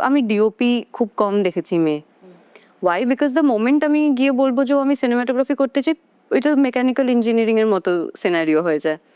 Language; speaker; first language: Bangla; non-native, local second language; Hindi